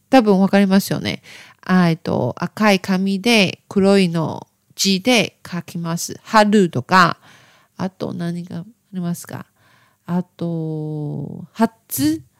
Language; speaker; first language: Japanese; non-native, learner; Chinese